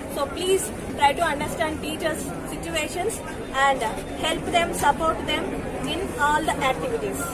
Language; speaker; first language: English; non-native, local second language; Telugu